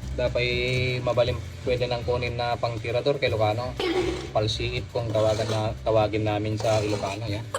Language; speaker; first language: Filipino; non-native, local second language; Iloko